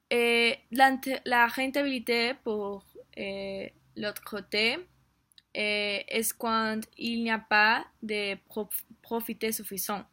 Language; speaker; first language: French; non-native, learner; Spanish